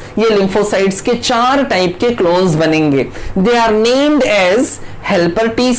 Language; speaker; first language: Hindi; native; Hindi